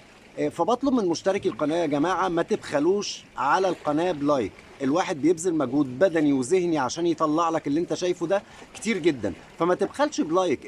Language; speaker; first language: Arabic; native; Arabic